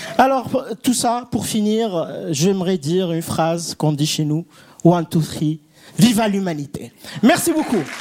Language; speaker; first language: French; non-native, local second language; Kabyle